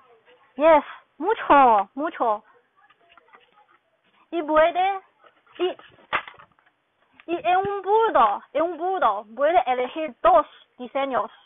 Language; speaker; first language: Spanish; non-native, learner; Chinese